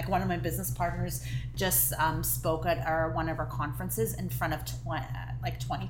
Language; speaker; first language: English; non-native, fluent; Hebrew